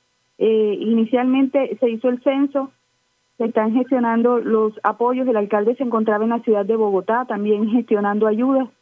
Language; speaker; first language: Spanish; native; Spanish